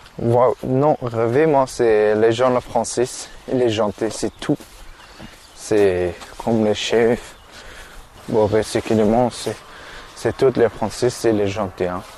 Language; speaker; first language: French; non-native, learner; Persian